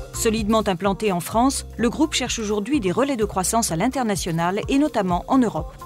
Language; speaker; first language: French; native; French